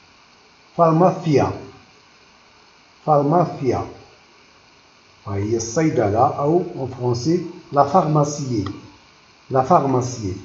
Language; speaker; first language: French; non-native, local second language; Arabic